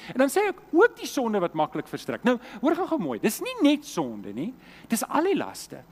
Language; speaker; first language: Afrikaans; native; Afrikaans